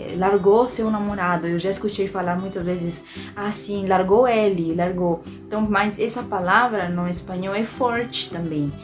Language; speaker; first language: Portuguese; non-native, fluent; Spanish